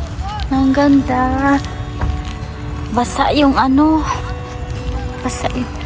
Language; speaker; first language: Filipino; native; Filipino